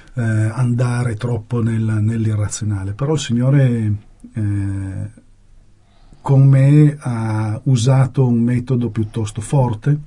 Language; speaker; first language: Italian; native; Italian